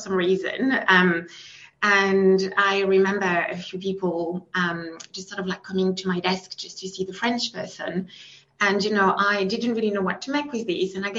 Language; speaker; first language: English; non-native, fluent; French